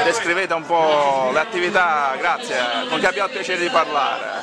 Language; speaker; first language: Italian; native; Italian